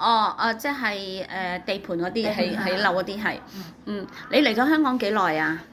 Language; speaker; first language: Cantonese; native; Cantonese